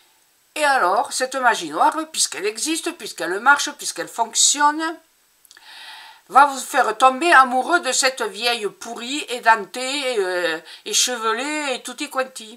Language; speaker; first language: French; native; French